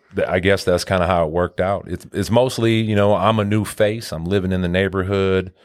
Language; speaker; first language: English; native; English